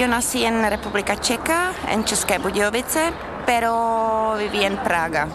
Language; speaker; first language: Spanish; non-native, fluent; Czech